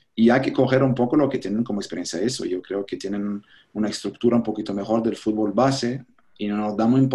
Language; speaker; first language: Spanish; non-native, fluent; French